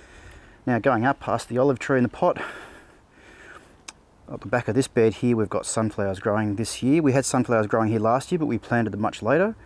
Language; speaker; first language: English; native; English